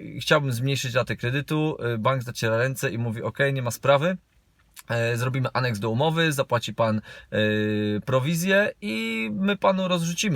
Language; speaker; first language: Polish; native; Polish